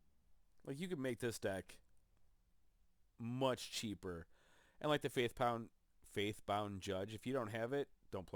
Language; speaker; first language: English; native; English